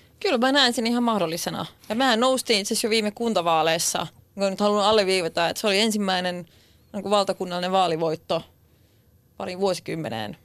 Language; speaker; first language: Finnish; non-native, local second language; Swedish